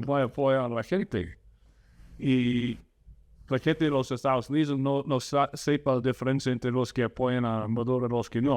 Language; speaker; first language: Spanish; non-native, fluent; English